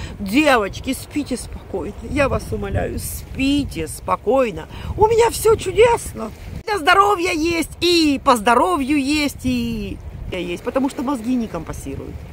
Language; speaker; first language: Russian; native; Russian